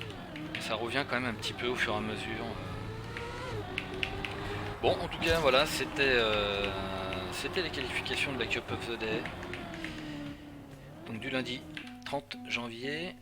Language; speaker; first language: French; native; French